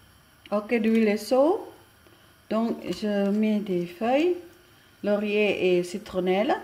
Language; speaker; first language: French; non-native, fluent; Indonesian